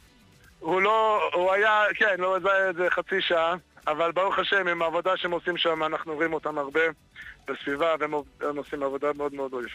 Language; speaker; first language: Hebrew; non-native, fluent; English